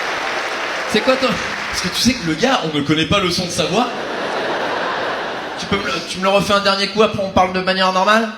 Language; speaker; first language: French; native; French